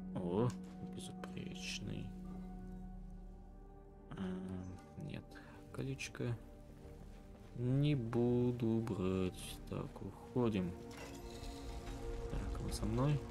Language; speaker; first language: Russian; native; Russian